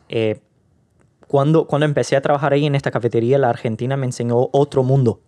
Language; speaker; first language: Spanish; non-native, fluent; Portuguese